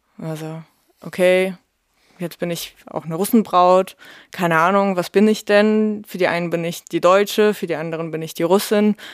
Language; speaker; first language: German; early bilingual, other home language; Russian